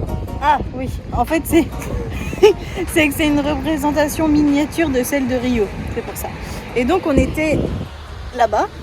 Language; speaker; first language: French; native; French